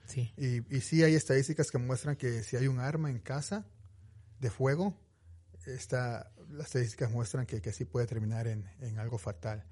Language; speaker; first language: Spanish; native; Spanish